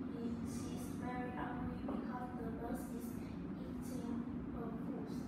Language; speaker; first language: English; non-native, learner; Vietnamese